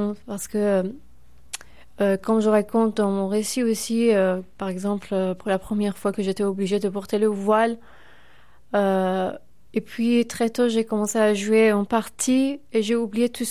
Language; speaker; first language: French; non-native, fluent; Persian